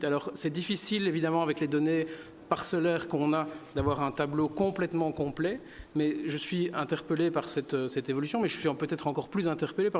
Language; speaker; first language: French; native; French